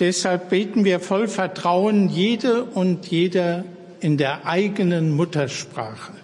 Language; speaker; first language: German; native; German